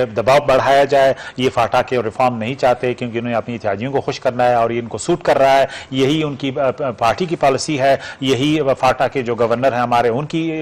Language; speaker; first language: Urdu; non-native, local second language; Pashto